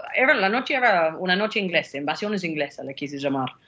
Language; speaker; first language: Spanish; non-native, fluent; English